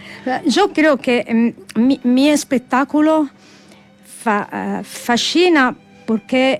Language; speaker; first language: Spanish; non-native, learner; Italian